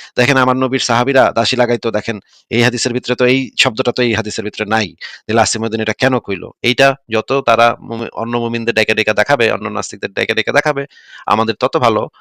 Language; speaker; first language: Bangla; native; Bangla